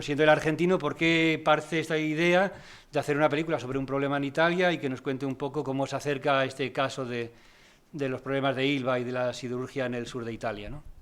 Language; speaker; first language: Spanish; native; Spanish